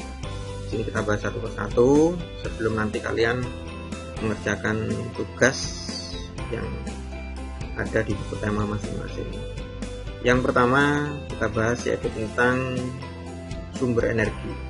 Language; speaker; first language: Indonesian; native; Indonesian